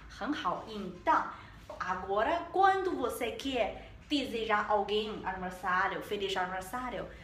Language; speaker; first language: Portuguese; non-native, learner; Chinese